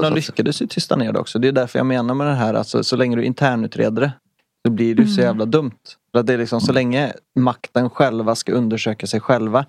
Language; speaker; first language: Swedish; native; Swedish